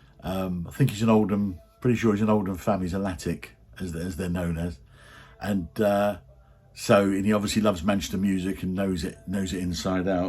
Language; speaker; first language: English; native; English